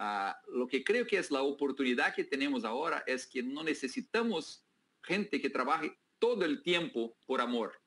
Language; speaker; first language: Spanish; non-native, fluent; Portuguese